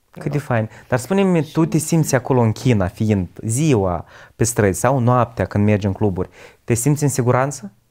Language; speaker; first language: Romanian; native; Romanian